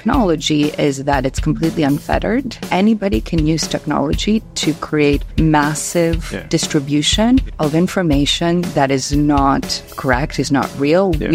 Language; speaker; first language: English; non-native, fluent; Albanian